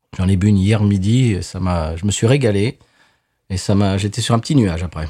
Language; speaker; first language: French; native; French